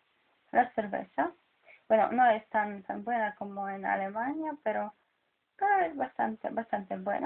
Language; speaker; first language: Spanish; non-native, fluent; Polish